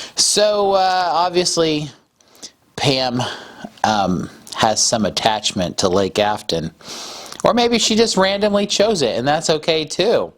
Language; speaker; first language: English; native; English